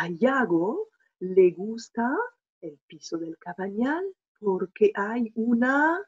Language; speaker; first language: Spanish; non-native, fluent; French